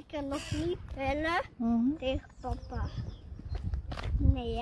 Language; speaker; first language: Dutch; early bilingual, other home language; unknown